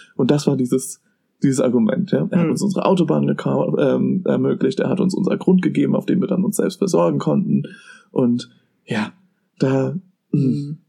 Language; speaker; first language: German; native; German